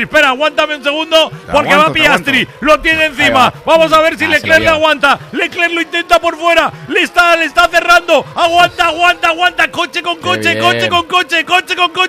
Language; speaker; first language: Spanish; native; Spanish